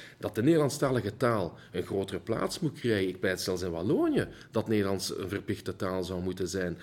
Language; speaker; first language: Dutch; early bilingual, heritage; Dutch